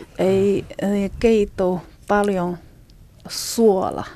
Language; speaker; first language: Finnish; non-native, learner; Chinese